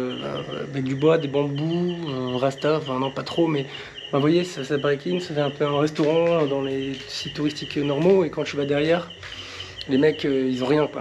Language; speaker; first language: French; native; French